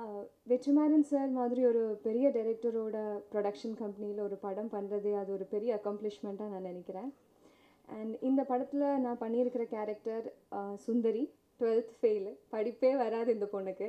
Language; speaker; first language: Tamil; non-native, fluent; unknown